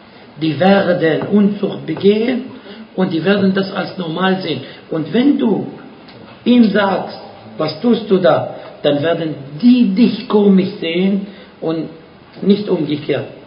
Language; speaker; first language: German; non-native, fluent; Arabic